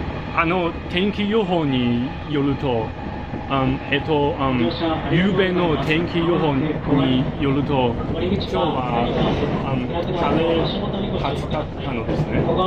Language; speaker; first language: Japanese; non-native, learner; English